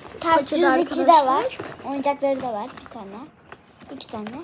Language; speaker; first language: Turkish; native; Turkish